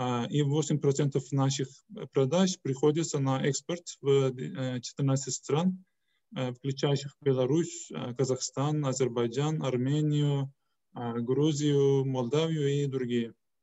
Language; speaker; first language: Russian; non-native, fluent; Turkish